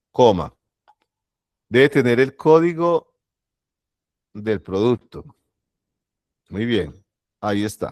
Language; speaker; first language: Spanish; native; Spanish